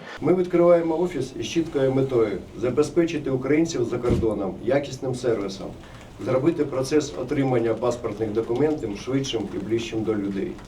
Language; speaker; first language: Ukrainian; native; Ukrainian